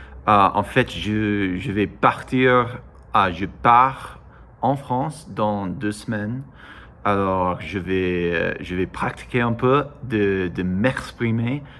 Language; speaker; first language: French; non-native, learner; English